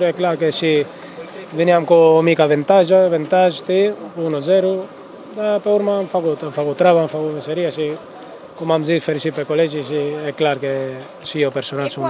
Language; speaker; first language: Romanian; non-native, fluent; Spanish